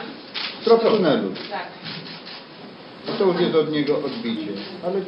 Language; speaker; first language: Polish; native; Polish